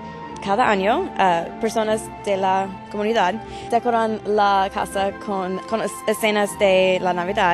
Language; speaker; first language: Spanish; early bilingual, heritage; Spanish